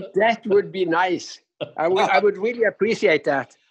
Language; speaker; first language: English; non-native, fluent; Norwegian